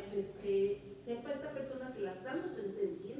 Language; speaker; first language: Spanish; native; Spanish